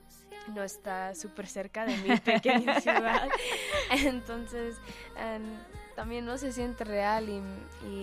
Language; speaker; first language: Spanish; early bilingual, heritage; Spanish